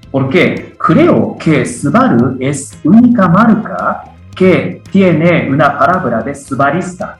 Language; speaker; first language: Spanish; non-native, fluent; Japanese